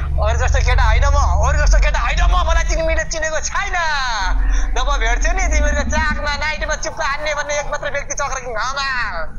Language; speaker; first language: Nepali; native; Nepali